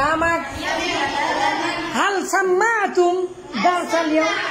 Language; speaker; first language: Arabic; non-native, learner; Bangla